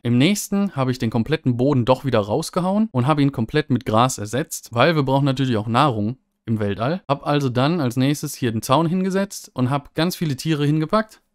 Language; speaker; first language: German; native; German